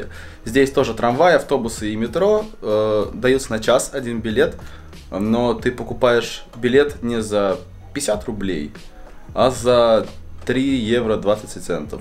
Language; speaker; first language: Russian; native; Russian